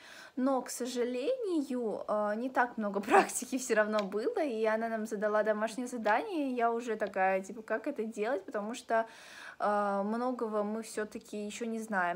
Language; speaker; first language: Russian; native; Russian